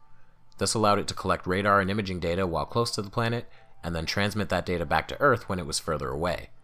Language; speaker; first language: English; native; English